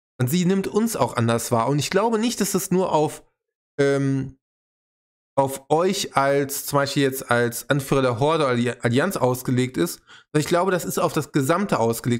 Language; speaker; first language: German; native; German